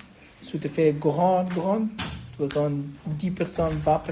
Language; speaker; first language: French; non-native, learner; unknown